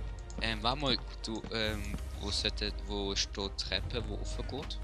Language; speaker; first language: German; native; German